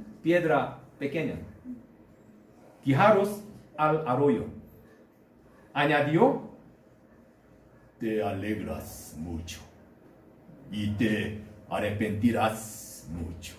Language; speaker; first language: Spanish; non-native, learner; Korean